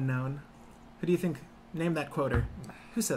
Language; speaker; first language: English; native; English